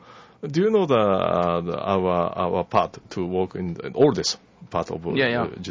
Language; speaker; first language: English; non-native, learner; Japanese